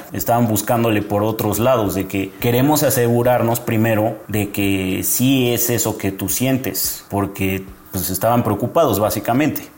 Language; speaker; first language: Spanish; native; Spanish